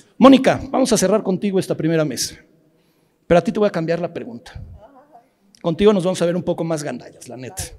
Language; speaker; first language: Spanish; native; Spanish